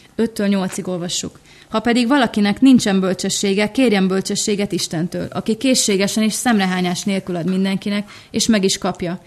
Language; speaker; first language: Hungarian; native; Hungarian